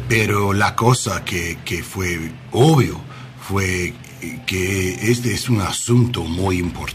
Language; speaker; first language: Spanish; non-native, learner; English